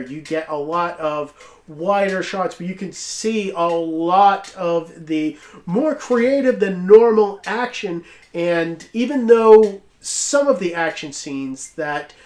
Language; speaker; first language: English; native; English